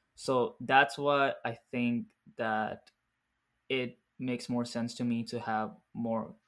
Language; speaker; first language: English; early bilingual, other home language; Arabic